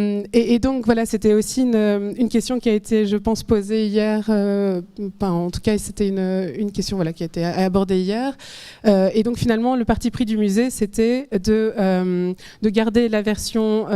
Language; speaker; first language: French; native; French